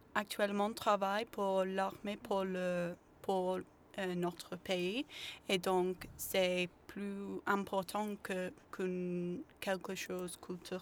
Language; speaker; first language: French; non-native, learner; English